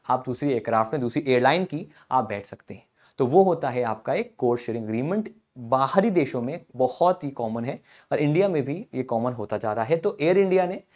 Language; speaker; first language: Hindi; native; Hindi